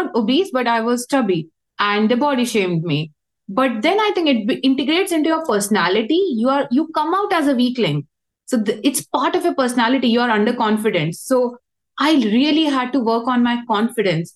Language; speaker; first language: English; non-native, local second language; Hindi